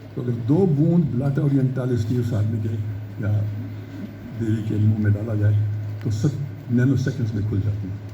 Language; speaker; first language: Hindi; early bilingual, heritage; Hindi